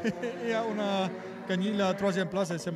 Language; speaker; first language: French; non-native, local second language; Dutch